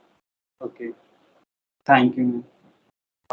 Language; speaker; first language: English; non-native, learner; Hindi